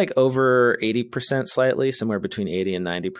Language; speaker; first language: English; native; English